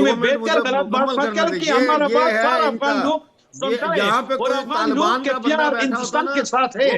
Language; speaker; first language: Hindi; non-native, fluent; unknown